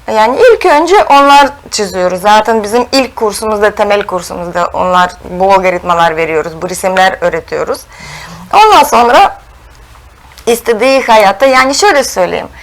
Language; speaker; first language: Turkish; non-native, fluent; Russian